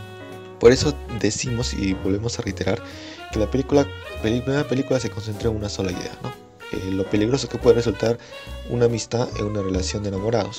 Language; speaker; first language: Spanish; native; Spanish